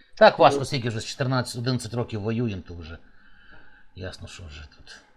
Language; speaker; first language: Ukrainian; native; Ukrainian